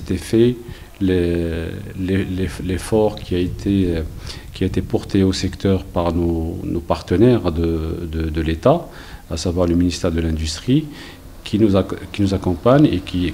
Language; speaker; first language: French; non-native, local second language; Arabic